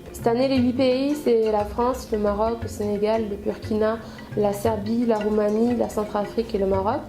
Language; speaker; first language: French; native; French